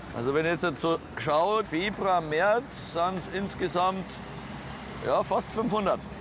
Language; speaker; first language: German; native; German